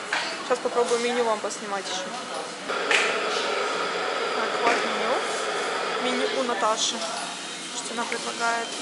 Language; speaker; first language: Russian; native; Russian